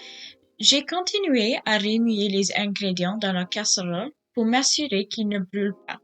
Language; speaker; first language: French; non-native, learner; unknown